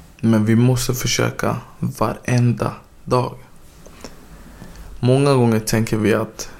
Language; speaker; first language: Swedish; early bilingual, other home language; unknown